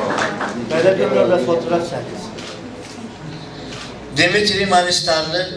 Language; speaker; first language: Turkish; native; Turkish